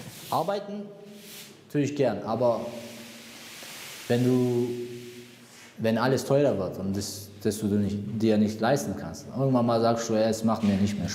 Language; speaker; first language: German; non-native, fluent; Turkish